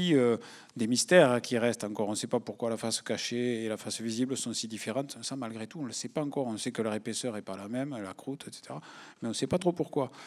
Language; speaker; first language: French; native; French